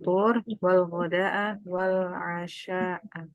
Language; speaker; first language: Arabic; non-native, learner; Indonesian